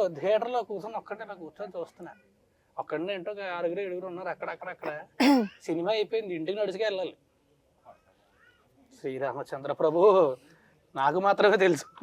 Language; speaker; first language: Telugu; native; Telugu